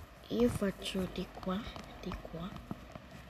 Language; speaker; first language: Italian; early bilingual, other home language; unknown